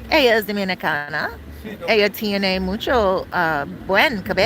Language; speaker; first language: Spanish; non-native, learner; English